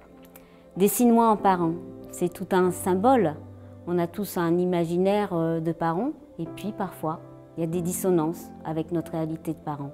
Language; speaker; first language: French; native; French